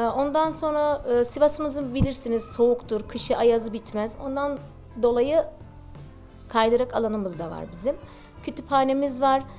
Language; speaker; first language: Turkish; early bilingual, heritage; Turkish